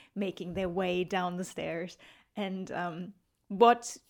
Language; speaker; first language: English; non-native, fluent; German